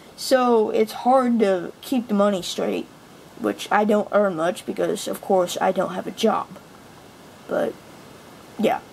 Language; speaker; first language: English; native; English